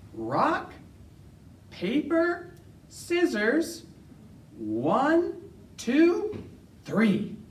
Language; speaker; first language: English; native; English